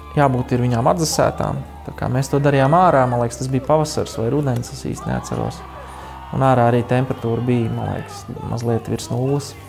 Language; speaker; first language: Latvian; native; Latvian